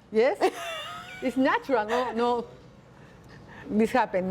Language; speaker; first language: English; non-native, learner; Spanish